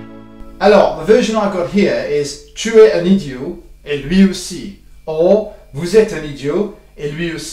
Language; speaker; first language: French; non-native, fluent; English